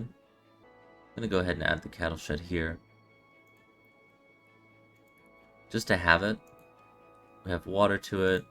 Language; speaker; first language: English; native; English